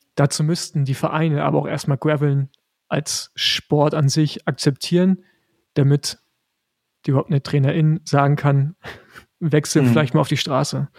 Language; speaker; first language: German; native; German